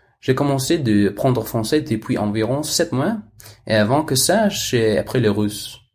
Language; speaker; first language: French; non-native, learner; Danish